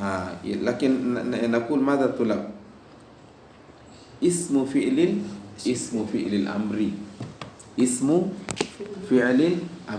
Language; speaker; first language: Arabic; non-native, fluent; Indonesian